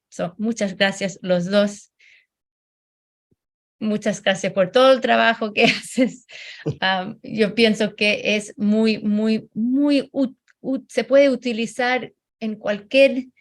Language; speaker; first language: Spanish; non-native, fluent; English